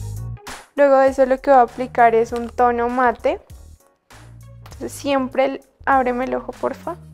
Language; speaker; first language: Spanish; native; Spanish